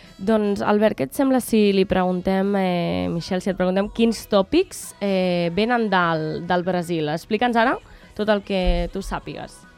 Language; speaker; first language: Catalan; native; Catalan